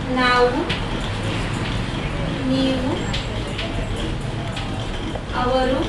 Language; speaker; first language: Kannada; non-native, fluent; Marathi